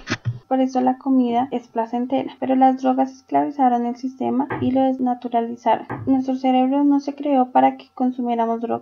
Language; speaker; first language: Spanish; native; Spanish